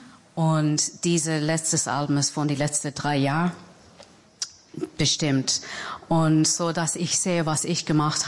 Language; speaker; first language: German; non-native, fluent; English